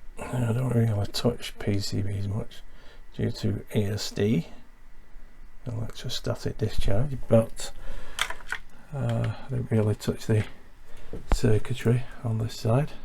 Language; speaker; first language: English; native; English